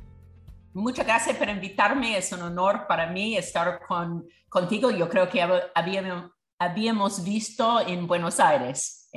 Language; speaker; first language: Spanish; non-native, fluent; English